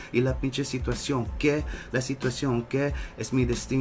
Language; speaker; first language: Spanish; early bilingual, heritage; Spanish